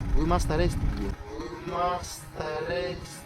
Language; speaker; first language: English; non-native, learner; Greek